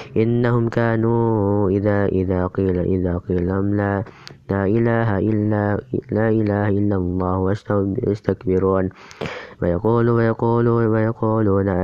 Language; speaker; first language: Arabic; non-native, learner; Indonesian